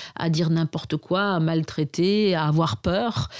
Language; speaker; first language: French; native; French